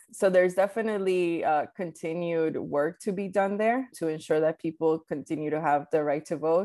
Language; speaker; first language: English; early bilingual, other home language; Spanish